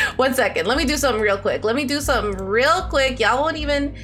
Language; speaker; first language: English; native; English